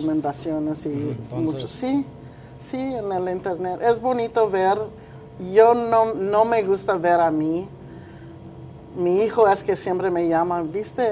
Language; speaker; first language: Spanish; early bilingual, heritage; Spanish